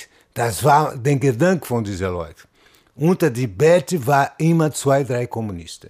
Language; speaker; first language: German; non-native, fluent; Portuguese